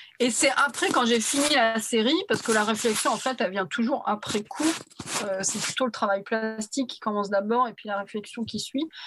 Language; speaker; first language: French; early bilingual, other home language; Arabic